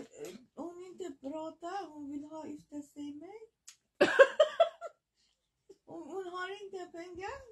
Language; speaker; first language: Swedish; non-native, learner; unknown